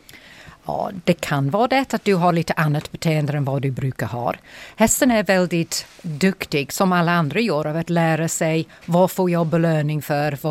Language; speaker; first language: Swedish; non-native, fluent; English